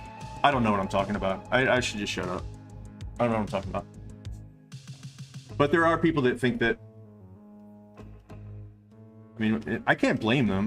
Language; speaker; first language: English; native; English